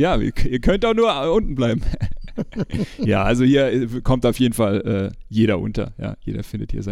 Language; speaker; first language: German; native; German